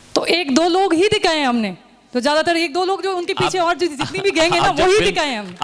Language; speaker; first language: Hindi; native; Hindi